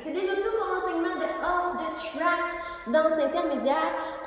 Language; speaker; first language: French; native; French